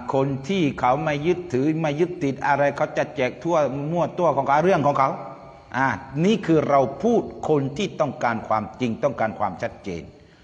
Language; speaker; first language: Thai; non-native, local second language; Pattani Malay